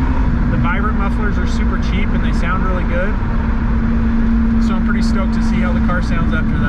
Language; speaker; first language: English; native; English